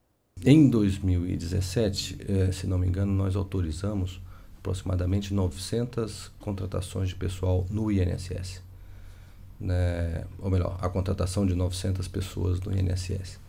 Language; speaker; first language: Portuguese; native; Portuguese